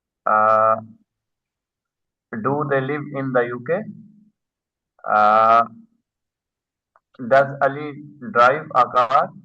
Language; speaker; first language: English; non-native, learner; Urdu